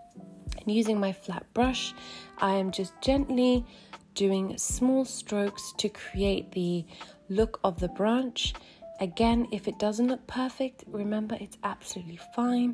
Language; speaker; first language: English; native; English